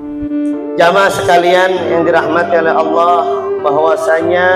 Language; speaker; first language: Indonesian; native; Indonesian